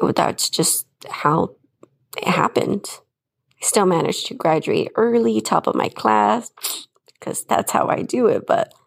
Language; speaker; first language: English; early bilingual, other home language; Spanish